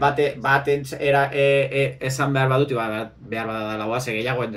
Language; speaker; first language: Basque; non-native, local second language; Spanish